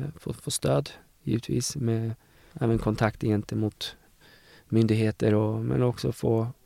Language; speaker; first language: Swedish; native; Swedish